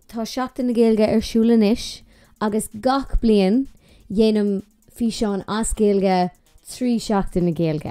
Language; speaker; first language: Irish; non-native, learner; English